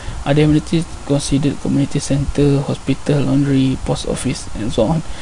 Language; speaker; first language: English; non-native, local second language; Malay